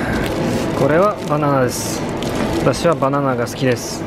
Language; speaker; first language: Japanese; non-native, learner; Polish